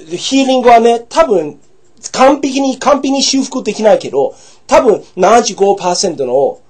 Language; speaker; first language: Japanese; non-native, fluent; English